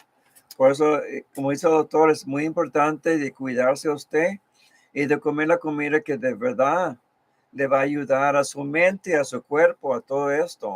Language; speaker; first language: Spanish; early bilingual, heritage; Spanish